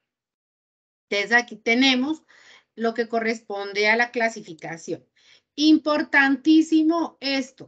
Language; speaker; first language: Spanish; native; Spanish